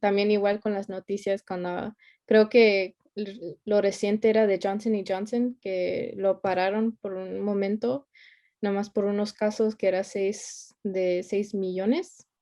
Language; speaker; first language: Spanish; early bilingual, heritage; Spanish